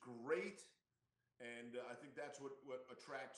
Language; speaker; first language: English; native; English